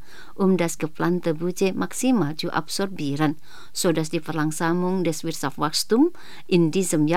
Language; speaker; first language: German; non-native, fluent; Indonesian